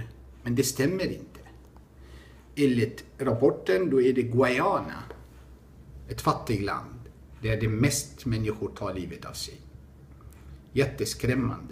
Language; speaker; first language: Swedish; non-native, fluent; Arabic